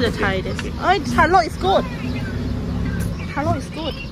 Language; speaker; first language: English; non-native, learner; Thai